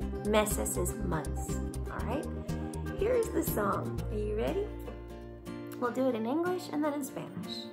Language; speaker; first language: English; native; English